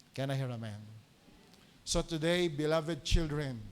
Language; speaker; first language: English; non-native, local second language; Filipino